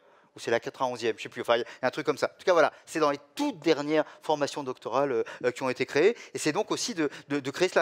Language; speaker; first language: French; native; French